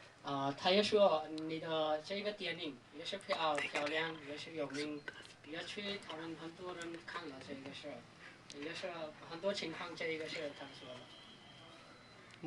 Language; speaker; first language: Chinese; non-native, learner; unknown